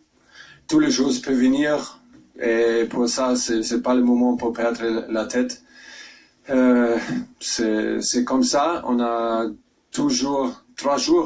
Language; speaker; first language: French; non-native, fluent; German